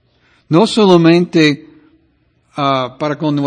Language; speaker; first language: Spanish; non-native, fluent; English